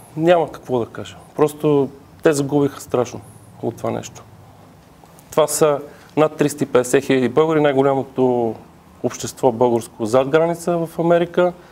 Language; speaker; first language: Bulgarian; native; Bulgarian